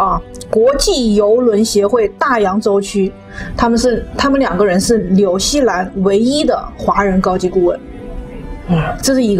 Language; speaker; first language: Chinese; native; Chinese